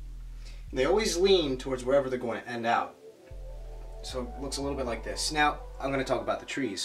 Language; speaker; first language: English; native; English